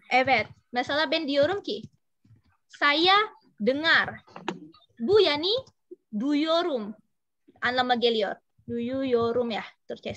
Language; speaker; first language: Turkish; non-native, learner; Indonesian